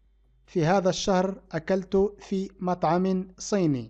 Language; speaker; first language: Arabic; native; Arabic